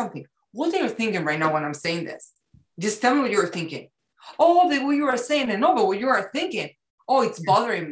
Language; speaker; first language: English; non-native, fluent; Spanish